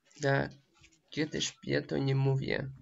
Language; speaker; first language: Polish; non-native, fluent; Russian